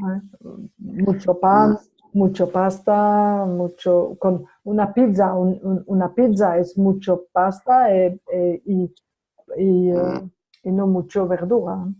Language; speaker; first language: Spanish; non-native, fluent; French